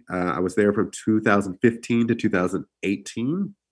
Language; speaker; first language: English; native; English